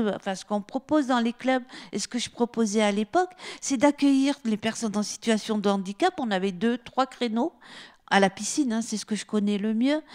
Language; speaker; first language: French; native; French